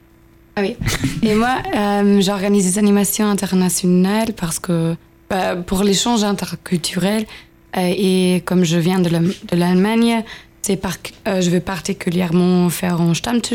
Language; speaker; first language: French; non-native, fluent; German